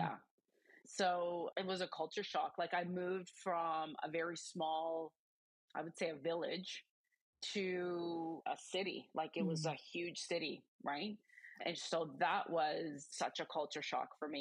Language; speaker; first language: English; early bilingual, other home language; Croatian